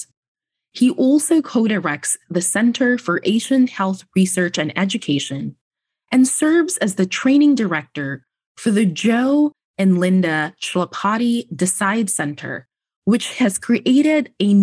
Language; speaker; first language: English; non-native, local second language; Filipino